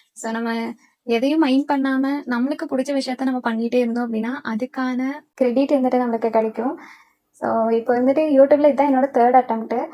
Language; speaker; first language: Tamil; non-native, local second language; Malayalam